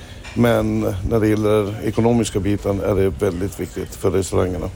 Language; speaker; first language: Swedish; non-native, fluent; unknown